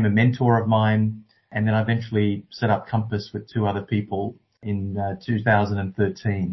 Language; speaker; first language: English; native; English